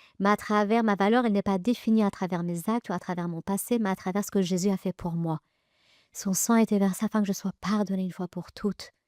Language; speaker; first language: French; early bilingual, other home language; Persian